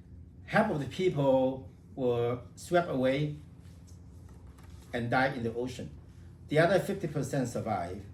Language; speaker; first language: English; non-native, fluent; Vietnamese